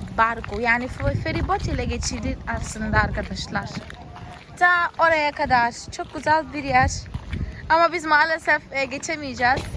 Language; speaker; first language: Turkish; early bilingual, heritage; Turkish